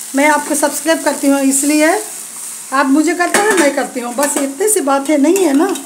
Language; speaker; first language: Hindi; non-native, local second language; Telugu